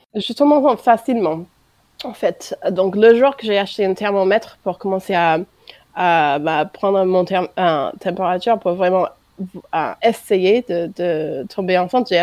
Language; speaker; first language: French; non-native, fluent; English